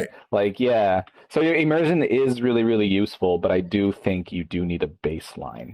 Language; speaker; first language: English; native; English